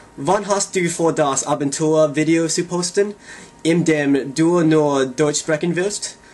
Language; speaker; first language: German; non-native, learner; English